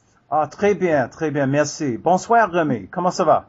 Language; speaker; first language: French; non-native, learner; English